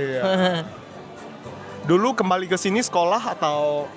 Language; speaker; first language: Indonesian; native; Indonesian